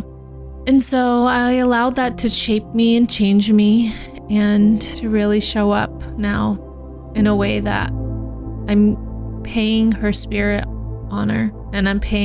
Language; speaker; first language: English; native; English